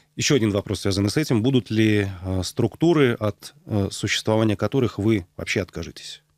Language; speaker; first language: Russian; native; Russian